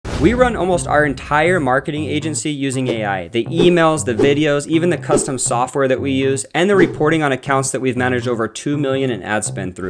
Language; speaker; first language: English; native; English